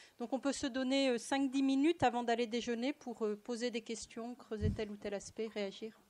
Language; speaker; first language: French; native; French